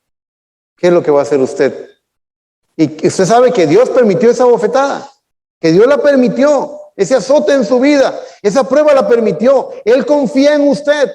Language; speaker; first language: Spanish; native; Spanish